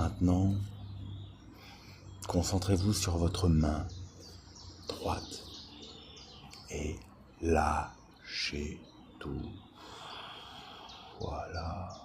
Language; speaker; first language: French; native; French